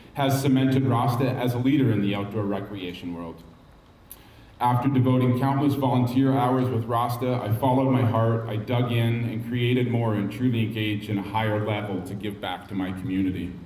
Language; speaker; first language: English; native; English